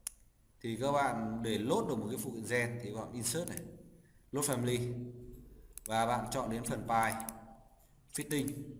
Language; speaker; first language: Vietnamese; native; Vietnamese